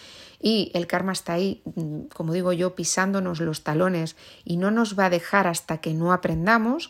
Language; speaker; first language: Spanish; native; Spanish